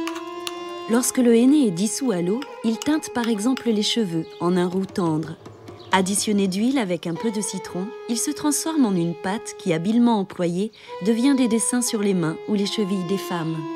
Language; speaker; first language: French; native; French